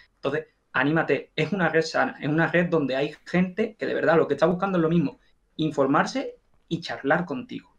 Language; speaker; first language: Spanish; native; Spanish